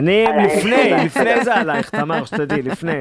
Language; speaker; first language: Hebrew; native; Hebrew